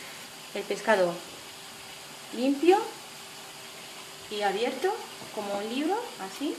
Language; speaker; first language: Spanish; non-native, fluent; Arabic